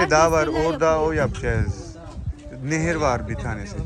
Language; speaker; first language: Turkish; non-native, learner; Punjabi